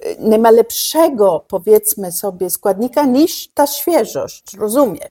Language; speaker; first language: Polish; non-native, fluent; Italian